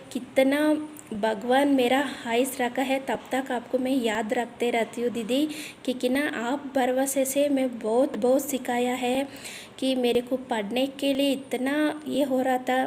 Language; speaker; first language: Hindi; non-native, local second language; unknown